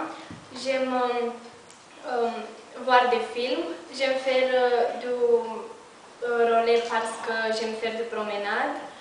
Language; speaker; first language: French; non-native, learner; Romanian